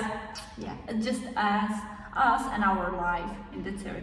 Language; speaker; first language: English; non-native, learner; Kazakh